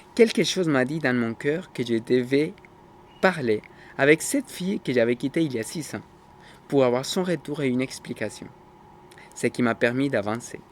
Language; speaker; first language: French; non-native, fluent; Spanish